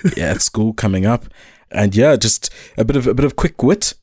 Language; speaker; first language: English; native; English